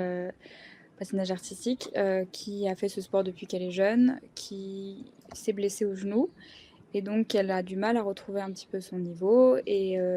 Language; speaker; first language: French; non-native, learner; Spanish